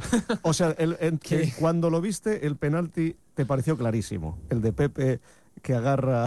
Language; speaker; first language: Spanish; native; Spanish